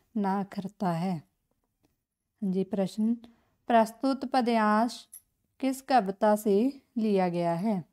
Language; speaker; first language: Hindi; non-native, local second language; Punjabi